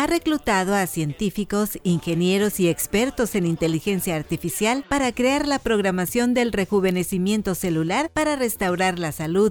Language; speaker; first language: Spanish; native; Spanish